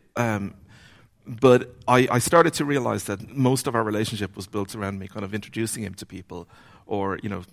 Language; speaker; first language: English; native; English